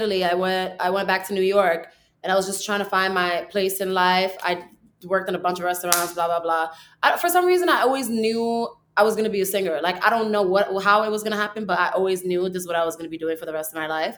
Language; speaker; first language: English; early bilingual, other home language; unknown